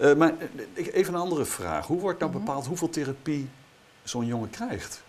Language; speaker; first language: Dutch; native; Dutch